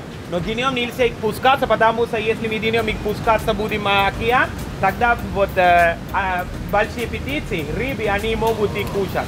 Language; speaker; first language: Russian; non-native, learner; Sinhala